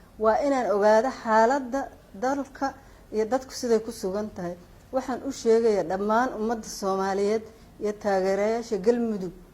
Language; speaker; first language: Somali; native; Somali